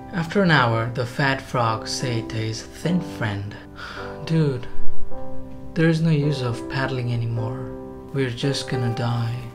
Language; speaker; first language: English; non-native, local second language; Bangla